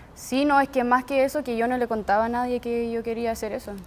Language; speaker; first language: Spanish; early bilingual, heritage; Spanish